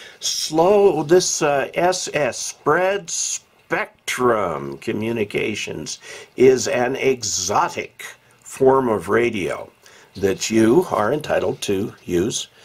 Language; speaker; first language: English; native; English